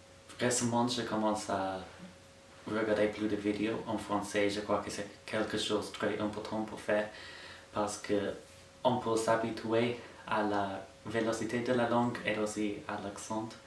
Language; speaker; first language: French; non-native, fluent; English